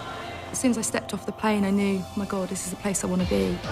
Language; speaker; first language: English; native; English